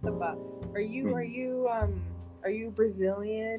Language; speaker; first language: English; early bilingual, heritage; English